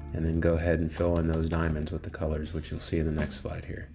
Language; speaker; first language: English; native; English